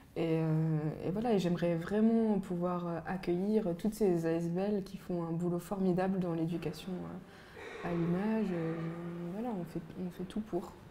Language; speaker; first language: French; native; French